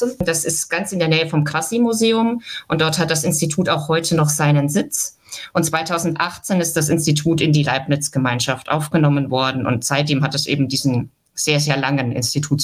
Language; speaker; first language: German; native; German